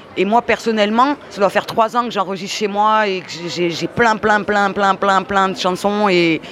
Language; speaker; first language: French; native; French